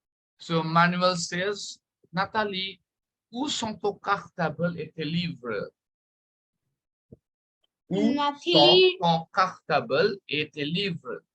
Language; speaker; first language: French; non-native, fluent; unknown